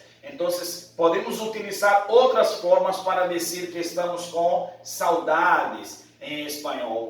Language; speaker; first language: Spanish; non-native, fluent; Portuguese